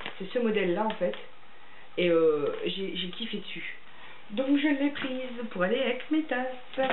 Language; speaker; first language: French; native; French